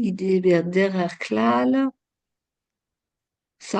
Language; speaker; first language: Hebrew; non-native, learner; French